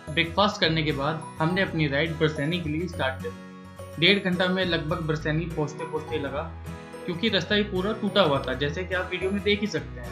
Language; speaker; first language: Hindi; native; Hindi